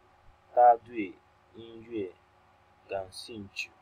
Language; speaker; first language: Chinese; non-native, fluent; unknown